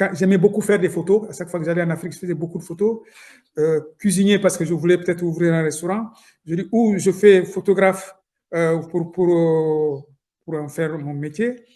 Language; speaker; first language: French; non-native, local second language; Soninke